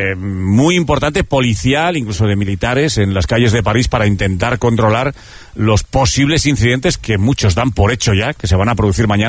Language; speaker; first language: Spanish; native; Spanish